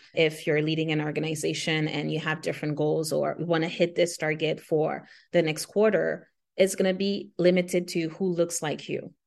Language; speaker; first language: English; non-native, fluent; Haitian Creole